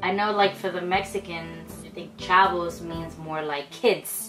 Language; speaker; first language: English; early bilingual, other home language; Spanish